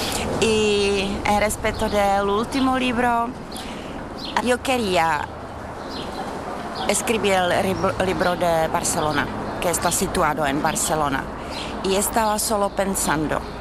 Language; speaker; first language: Spanish; non-native, learner; Czech